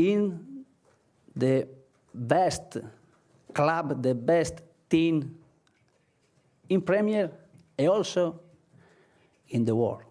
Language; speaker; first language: English; non-native, learner; Spanish